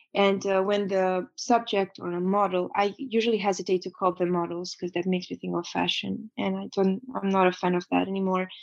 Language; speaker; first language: English; non-native, fluent; Romanian